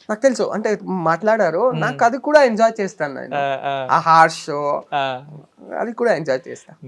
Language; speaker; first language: Telugu; non-native, learner; Kannada